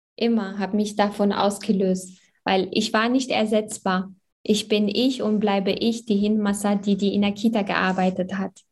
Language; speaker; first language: German; early bilingual, other home language; Arabic